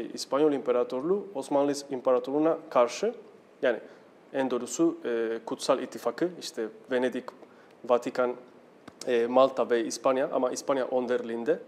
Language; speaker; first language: Turkish; non-native, fluent; Spanish